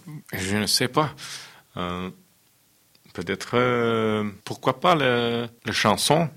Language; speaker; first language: French; non-native, fluent; Finnish